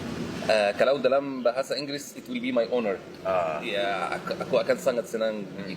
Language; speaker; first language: Indonesian; non-native, fluent; Arabic